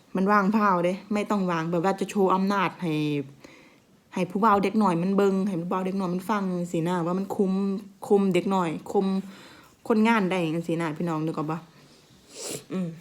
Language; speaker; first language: Thai; native; Thai